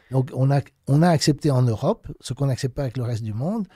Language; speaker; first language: French; native; French